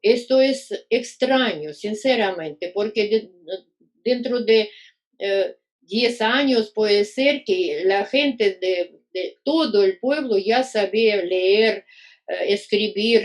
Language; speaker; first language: Spanish; non-native, fluent; Russian